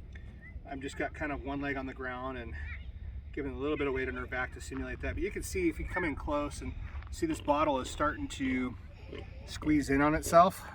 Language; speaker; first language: English; native; English